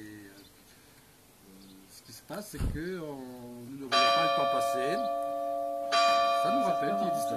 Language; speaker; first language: French; native; French